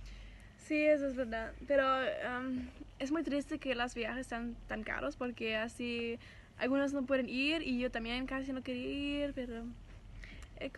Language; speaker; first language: Spanish; non-native, fluent; German